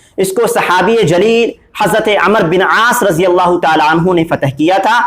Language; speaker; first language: Urdu; native; Urdu